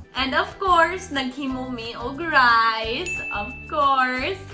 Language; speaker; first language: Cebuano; non-native, learner; English